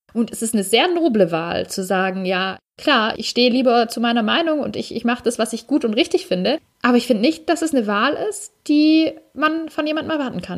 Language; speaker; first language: German; native; German